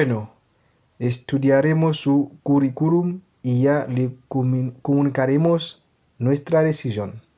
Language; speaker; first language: Spanish; non-native, fluent; Haitian Creole